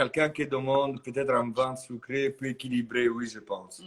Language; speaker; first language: French; non-native, fluent; Italian